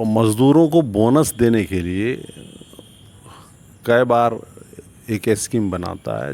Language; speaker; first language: Hindi; native; Hindi